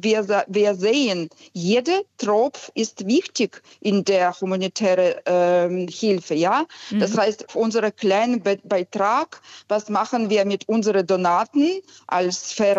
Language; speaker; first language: German; non-native, fluent; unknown